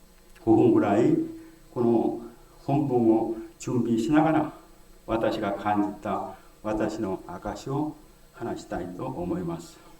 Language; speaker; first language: Japanese; non-native, fluent; Korean